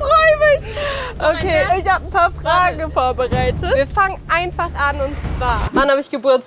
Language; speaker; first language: German; early bilingual, other home language; Turkish